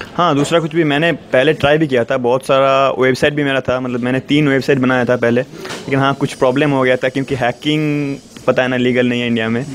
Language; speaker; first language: Hindi; native; Hindi